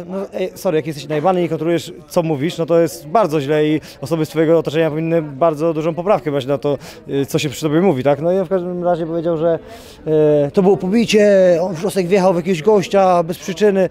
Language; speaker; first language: Polish; native; Polish